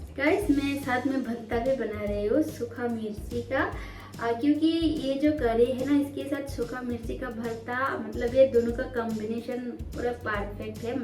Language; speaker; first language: Hindi; non-native, local second language; Kok Borok